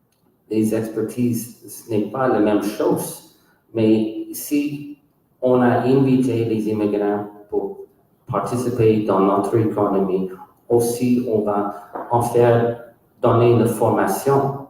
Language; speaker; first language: French; non-native, local second language; English